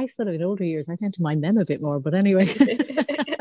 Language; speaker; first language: English; native; English